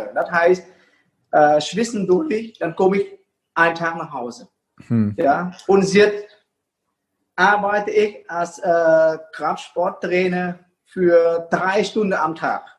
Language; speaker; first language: German; non-native, fluent; Vietnamese